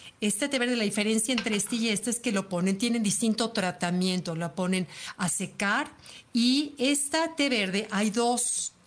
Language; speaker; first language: Spanish; native; Spanish